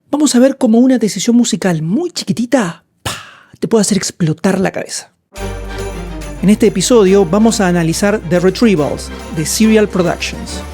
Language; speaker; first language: Spanish; native; Spanish